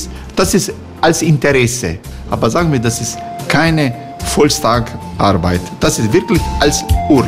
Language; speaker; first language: German; non-native, learner; Croatian